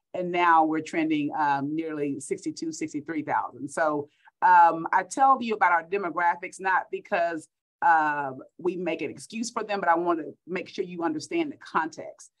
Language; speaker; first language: English; native; English